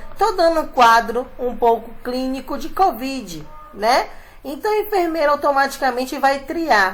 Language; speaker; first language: Portuguese; native; Portuguese